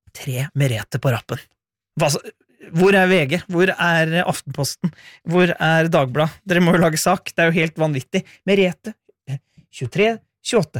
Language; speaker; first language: Norwegian; native; Norwegian